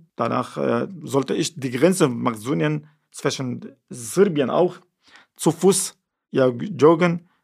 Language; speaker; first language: German; non-native, fluent; Arabic